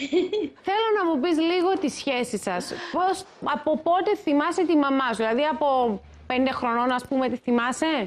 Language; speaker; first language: Greek; native; Greek